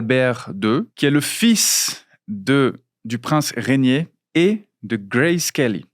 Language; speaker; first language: French; non-native, fluent; Portuguese